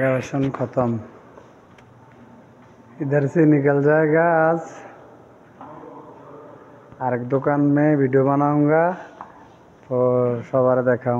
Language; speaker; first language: Hindi; non-native, learner; Bangla